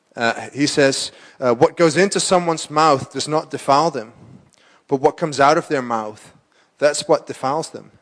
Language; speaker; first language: English; non-native, fluent; Dutch